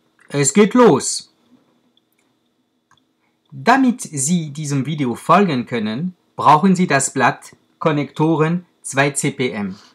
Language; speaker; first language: German; non-native, fluent; French